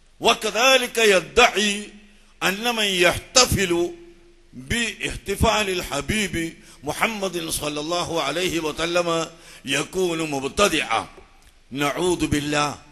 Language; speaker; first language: Arabic; non-native, fluent; Malayalam